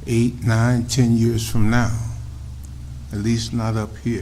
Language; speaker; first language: English; native; English